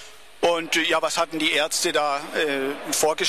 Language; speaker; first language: German; native; German